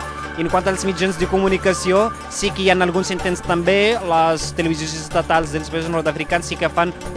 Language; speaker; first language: Catalan; non-native, fluent; Berber languages